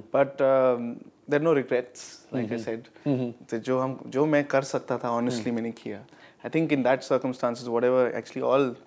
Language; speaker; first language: Hindi; native; Hindi